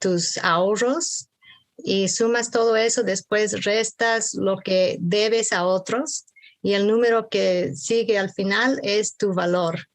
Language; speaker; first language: Spanish; early bilingual, heritage; Spanish